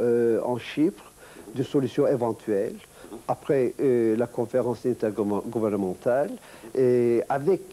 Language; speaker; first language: French; non-native, fluent; Turkish